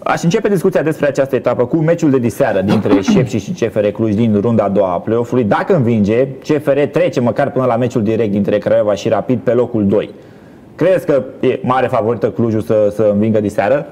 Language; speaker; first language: Romanian; native; Romanian